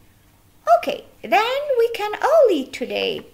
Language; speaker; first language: English; non-native, fluent; Albanian